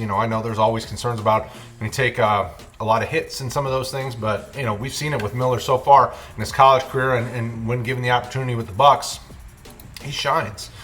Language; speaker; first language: English; native; English